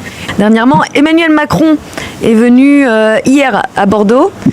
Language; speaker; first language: French; native; French